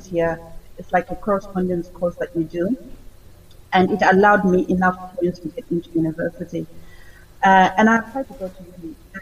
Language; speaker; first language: English; non-native, local second language; Shona